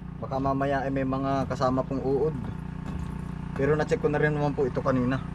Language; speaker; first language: Filipino; native; Filipino